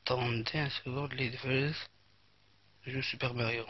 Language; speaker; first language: French; non-native, fluent; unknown